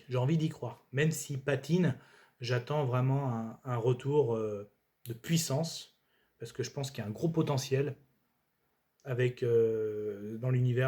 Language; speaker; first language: French; native; French